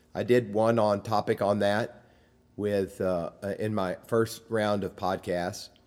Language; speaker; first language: English; native; English